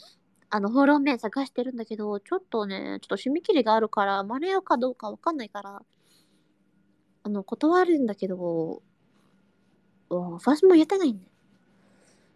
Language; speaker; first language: Japanese; non-native, learner; Indonesian